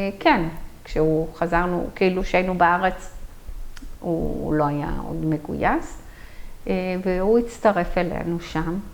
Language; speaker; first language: Hebrew; early bilingual, other home language; Arabic